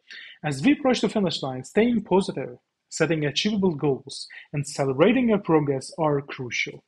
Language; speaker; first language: English; non-native, fluent; Turkish